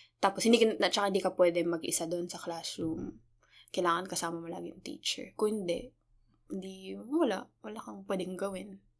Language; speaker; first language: Filipino; native; Filipino